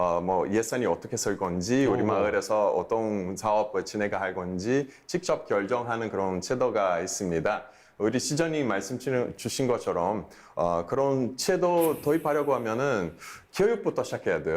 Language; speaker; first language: Korean; non-native, fluent; Portuguese